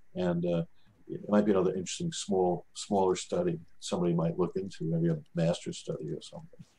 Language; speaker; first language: English; native; English